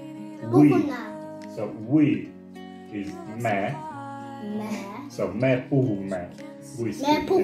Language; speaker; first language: English; non-native, fluent; Russian